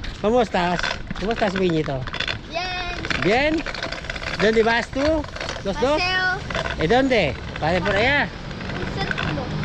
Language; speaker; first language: Spanish; non-native, learner; Filipino